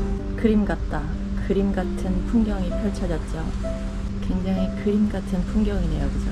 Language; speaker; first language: Korean; native; Korean